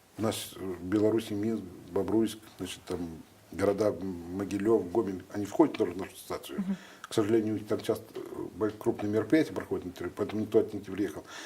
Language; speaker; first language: Russian; native; Russian